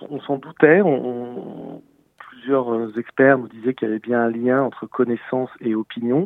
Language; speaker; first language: French; native; French